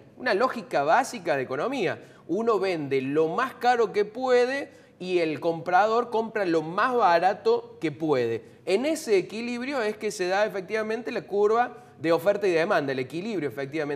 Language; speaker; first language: Spanish; native; Spanish